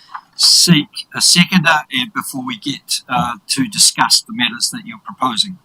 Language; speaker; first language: English; native; English